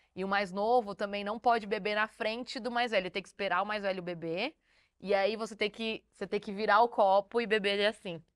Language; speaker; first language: Portuguese; native; Portuguese